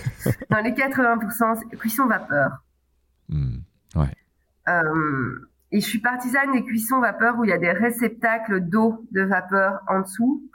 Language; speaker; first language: French; native; French